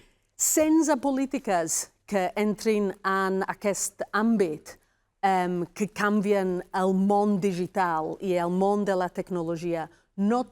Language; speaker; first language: Catalan; non-native, fluent; Welsh